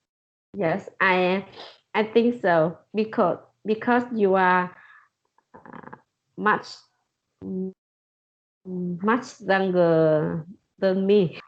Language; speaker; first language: English; non-native, learner; Vietnamese